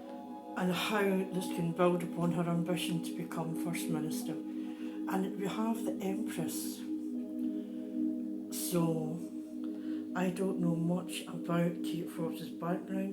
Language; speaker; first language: English; native; English